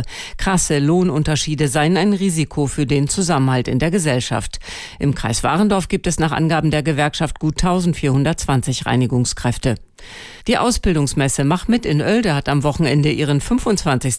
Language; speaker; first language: German; native; German